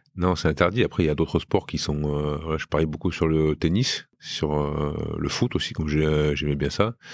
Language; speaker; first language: French; native; French